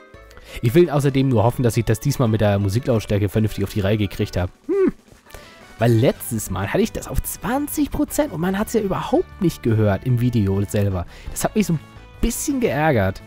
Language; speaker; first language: German; native; German